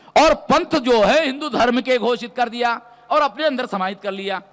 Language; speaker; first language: Hindi; non-native, local second language; Marathi